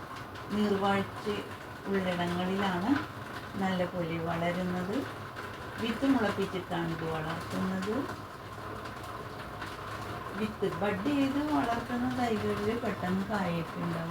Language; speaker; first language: Malayalam; native; Malayalam